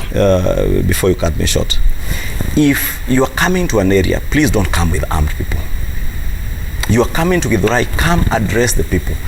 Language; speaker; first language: English; non-native, local second language; Kikuyu